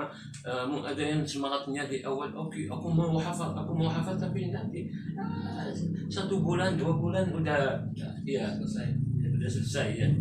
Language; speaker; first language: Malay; non-native, fluent; Arabic